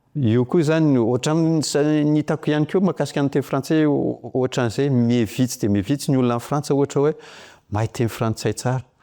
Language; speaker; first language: Malagasy; non-native, local second language; French